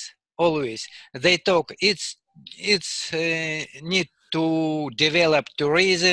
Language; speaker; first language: English; non-native, learner; Russian